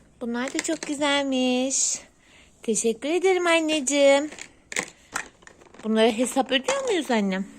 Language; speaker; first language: Turkish; native; Turkish